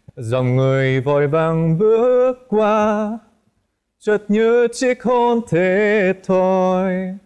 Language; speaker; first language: Vietnamese; non-native, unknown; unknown